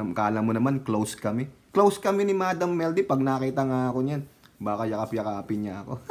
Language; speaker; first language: Filipino; native; Filipino